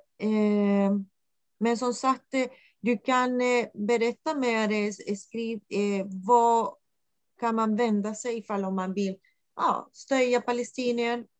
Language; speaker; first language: Swedish; non-native, fluent; Spanish